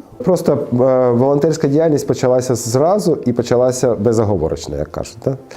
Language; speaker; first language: Ukrainian; non-native, local second language; Russian